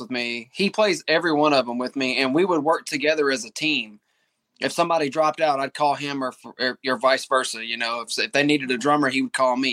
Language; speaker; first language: English; native; English